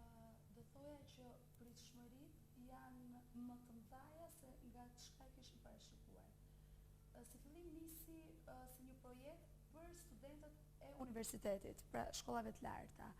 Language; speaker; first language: Albanian; native; Albanian